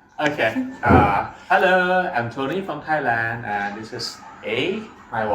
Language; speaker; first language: English; non-native, learner; Thai